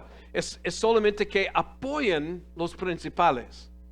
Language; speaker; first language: Spanish; non-native, fluent; English